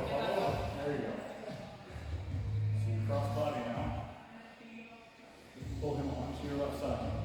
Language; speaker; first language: English; native; English